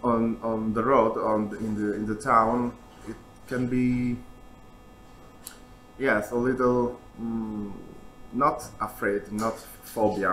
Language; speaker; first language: English; non-native, learner; Italian